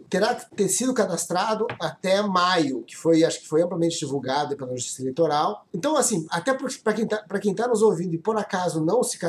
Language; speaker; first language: Portuguese; native; Portuguese